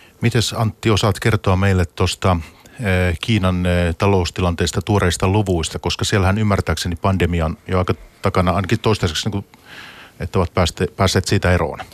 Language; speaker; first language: Finnish; native; Finnish